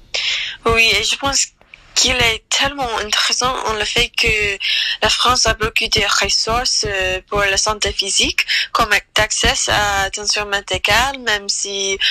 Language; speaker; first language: French; non-native, learner; English